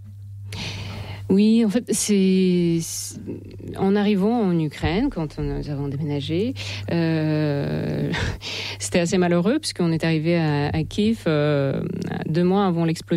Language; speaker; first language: French; non-native, fluent; Russian